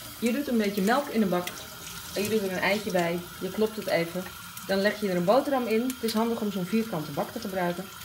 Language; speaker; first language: Dutch; native; Dutch